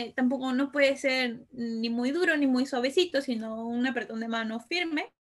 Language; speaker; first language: Spanish; early bilingual, other home language; Italian